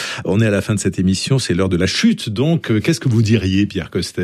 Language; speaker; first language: French; native; French